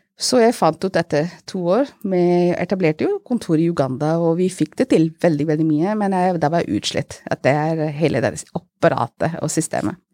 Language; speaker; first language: Norwegian; non-native, fluent; Hindi